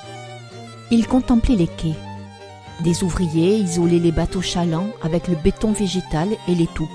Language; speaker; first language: French; native; French